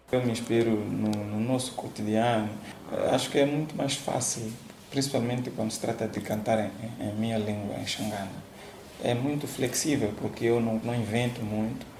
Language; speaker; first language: Portuguese; non-native, local second language; Tsonga